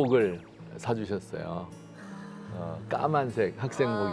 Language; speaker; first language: Korean; native; Korean